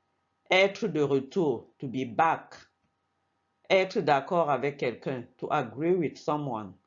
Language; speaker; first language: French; non-native, fluent; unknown